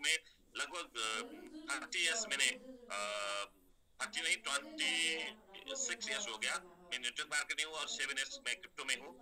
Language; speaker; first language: Hindi; native; Hindi